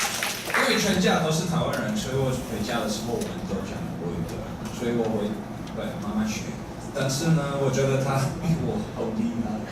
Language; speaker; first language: Chinese; early bilingual, heritage; English